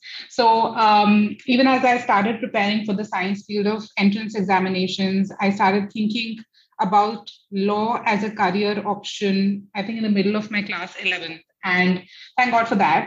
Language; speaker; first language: English; non-native, local second language; Hindi